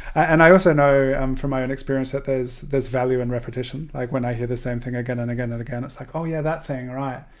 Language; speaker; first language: English; native; English